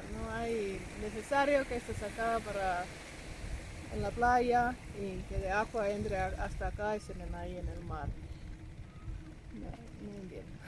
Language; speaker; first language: Spanish; non-native, learner; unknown